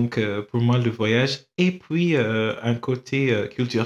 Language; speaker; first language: French; non-native, fluent; English